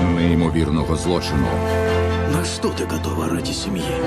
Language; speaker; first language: Ukrainian; native; Ukrainian